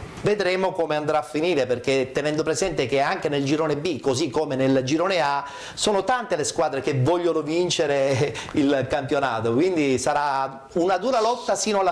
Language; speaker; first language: Italian; native; Italian